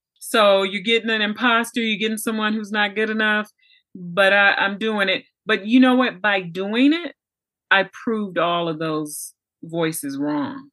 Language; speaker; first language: English; native; English